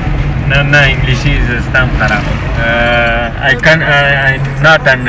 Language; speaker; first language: English; non-native, learner; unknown